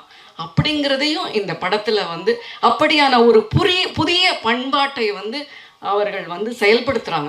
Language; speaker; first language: Tamil; native; Tamil